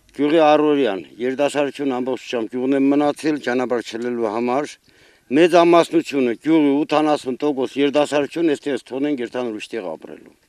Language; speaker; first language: Armenian; native; Armenian